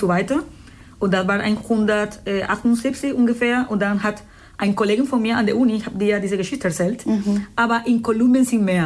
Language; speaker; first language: German; non-native, fluent; Spanish